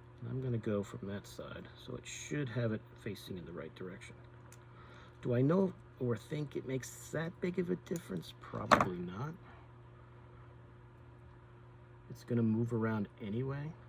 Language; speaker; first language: English; native; English